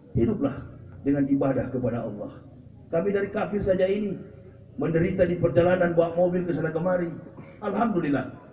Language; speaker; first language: Indonesian; native; Indonesian